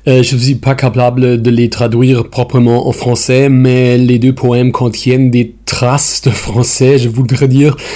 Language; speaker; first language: French; non-native, fluent; German